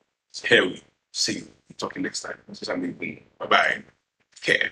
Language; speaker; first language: English; non-native, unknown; Haitian Creole